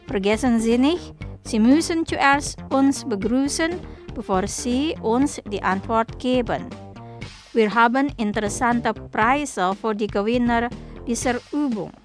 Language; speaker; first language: German; non-native, fluent; Indonesian